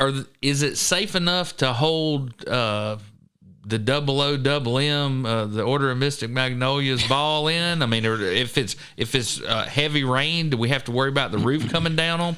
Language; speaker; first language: English; native; English